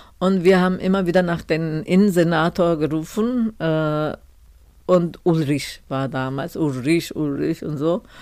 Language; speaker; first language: German; non-native, fluent; Turkish